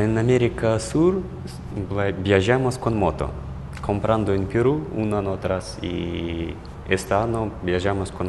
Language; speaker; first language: Portuguese; non-native, learner; Russian